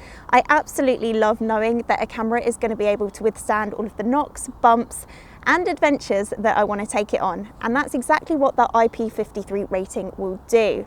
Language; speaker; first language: English; native; English